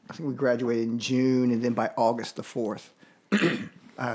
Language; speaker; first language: English; native; English